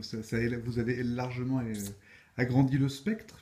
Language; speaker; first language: French; native; French